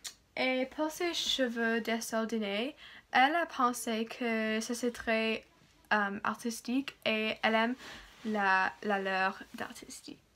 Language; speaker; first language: French; non-native, learner; English